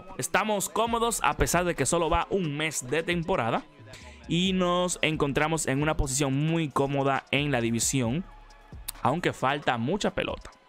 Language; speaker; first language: Spanish; native; Spanish